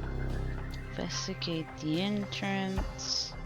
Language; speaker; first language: English; native; English